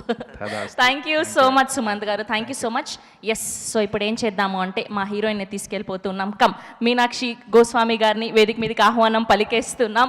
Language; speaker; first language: Telugu; native; Telugu